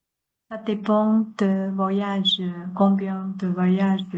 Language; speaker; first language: French; non-native, learner; Chinese